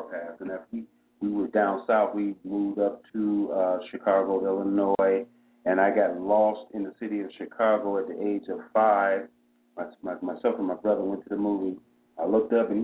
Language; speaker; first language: English; native; English